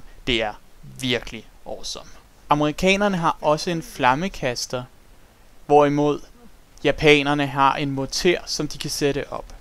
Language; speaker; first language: Danish; native; Danish